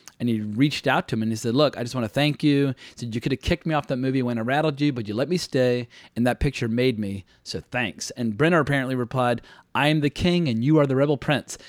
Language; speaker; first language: English; native; English